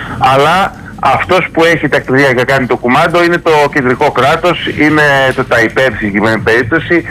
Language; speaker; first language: Greek; native; Greek